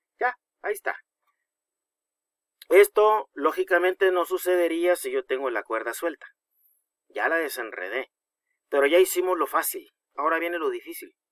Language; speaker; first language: Spanish; native; Spanish